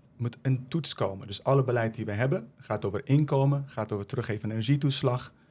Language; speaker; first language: Dutch; non-native, fluent; Persian